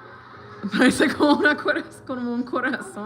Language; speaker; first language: Spanish; non-native, learner; English